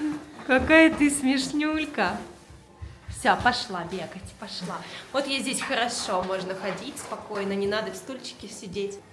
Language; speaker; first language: Russian; native; Russian